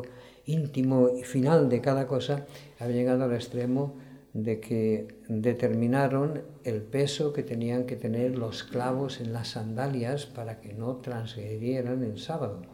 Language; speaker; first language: Spanish; native; Spanish